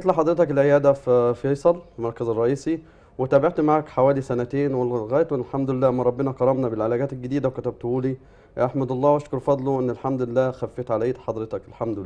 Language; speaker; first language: Arabic; native; Arabic